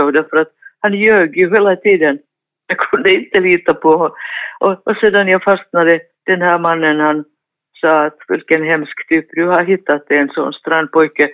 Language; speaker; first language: Swedish; non-native, fluent; Finnish